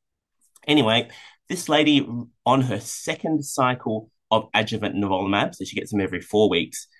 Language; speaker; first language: English; native; English